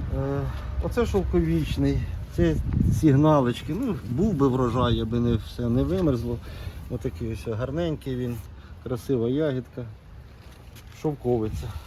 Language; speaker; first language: Ukrainian; native; Ukrainian